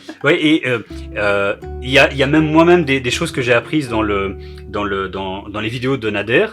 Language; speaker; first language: French; native; French